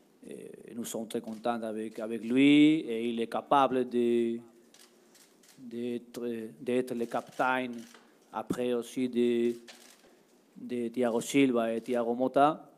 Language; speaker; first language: French; non-native, learner; Spanish